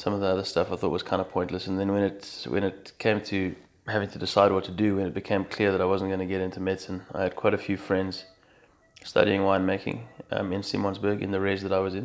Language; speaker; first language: English; native; English